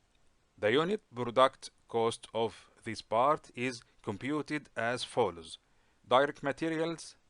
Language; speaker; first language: English; non-native, local second language; Arabic